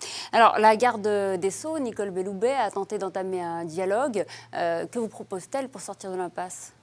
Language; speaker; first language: French; native; French